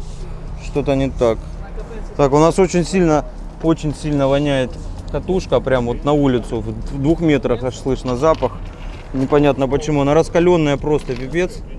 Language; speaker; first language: Russian; native; Russian